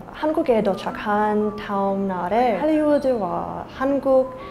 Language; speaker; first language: Korean; non-native, learner; English